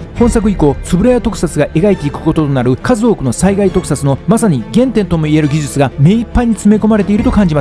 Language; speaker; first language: Japanese; native; Japanese